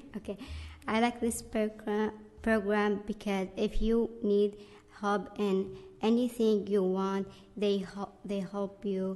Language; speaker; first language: English; non-native, learner; Arabic